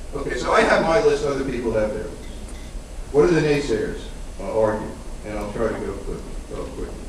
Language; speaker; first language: English; native; English